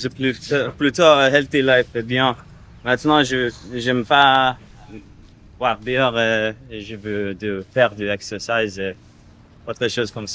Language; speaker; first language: French; non-native, learner; English